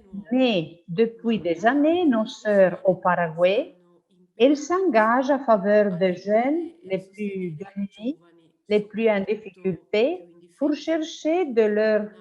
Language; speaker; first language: French; non-native, fluent; Italian